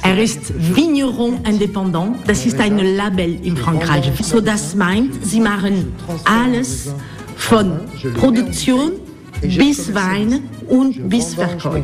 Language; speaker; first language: German; non-native, learner; French